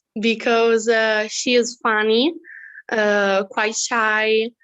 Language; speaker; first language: English; non-native, fluent; Italian